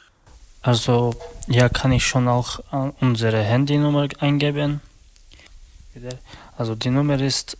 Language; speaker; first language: German; non-native, learner; Romany